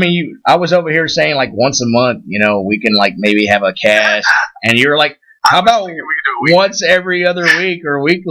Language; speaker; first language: English; native; English